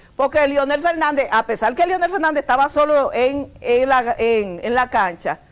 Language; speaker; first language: Spanish; native; Spanish